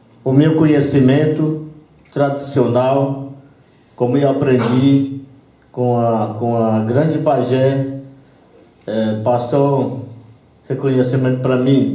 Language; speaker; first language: Portuguese; non-native, local second language; Yanomámi